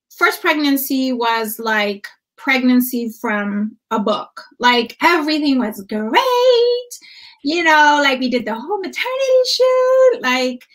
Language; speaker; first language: English; non-native, fluent; Amharic